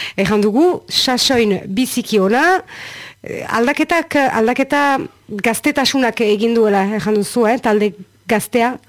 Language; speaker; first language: Basque; native; Basque